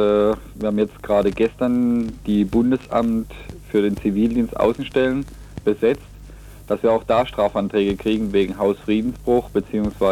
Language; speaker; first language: German; native; German